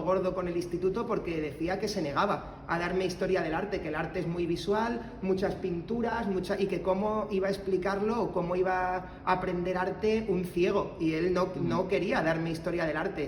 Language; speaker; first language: Spanish; native; Spanish